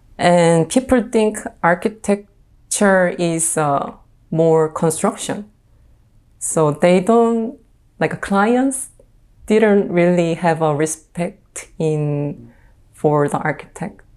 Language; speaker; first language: English; non-native, fluent; Korean